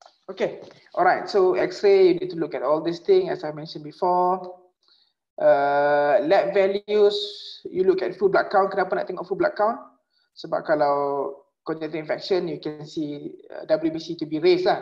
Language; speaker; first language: English; non-native, local second language; Malay